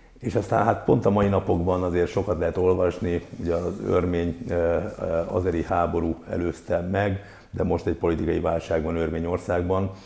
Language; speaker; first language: Hungarian; native; Hungarian